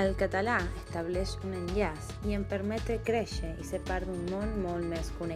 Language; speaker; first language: Catalan; non-native, learner; Spanish